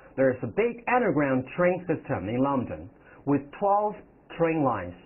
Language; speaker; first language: English; non-native, fluent; Chinese